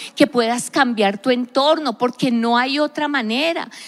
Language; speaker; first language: Spanish; native; Spanish